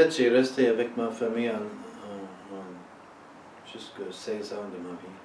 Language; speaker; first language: French; non-native, learner; English